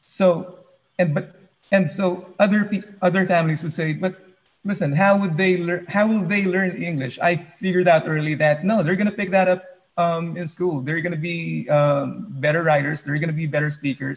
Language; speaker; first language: English; non-native, local second language; Filipino